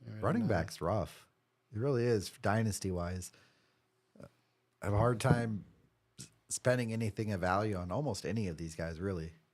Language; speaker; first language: English; native; English